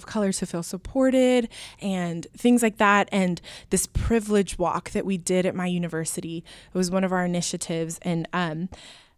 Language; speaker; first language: English; early bilingual, other home language; Spanish